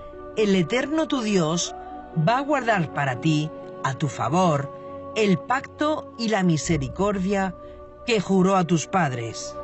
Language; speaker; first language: Spanish; native; Spanish